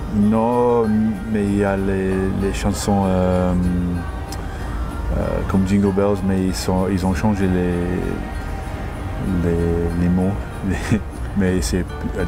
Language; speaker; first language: French; non-native, learner; English